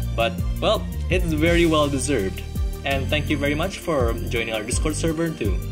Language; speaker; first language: English; non-native, fluent; Indonesian